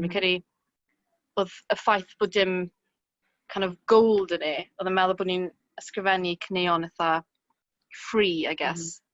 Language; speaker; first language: Welsh; native; Welsh